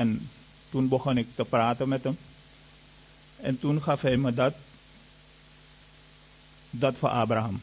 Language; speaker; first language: Dutch; non-native, fluent; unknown